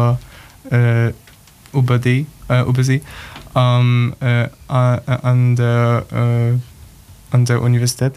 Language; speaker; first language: German; non-native, learner; Polish